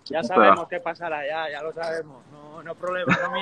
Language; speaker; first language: Spanish; non-native, learner; Slovak